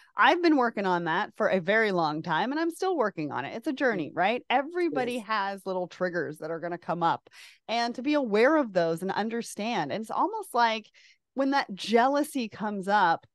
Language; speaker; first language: English; native; English